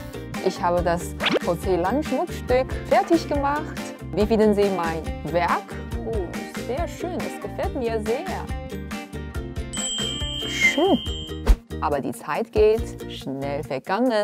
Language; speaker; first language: German; non-native, fluent; Chinese